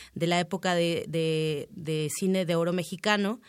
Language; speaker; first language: Spanish; native; Spanish